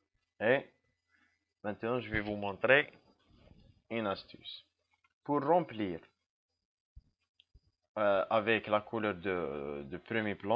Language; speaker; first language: French; non-native, local second language; Arabic